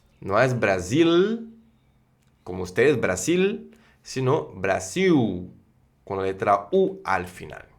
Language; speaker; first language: Spanish; non-native, fluent; Portuguese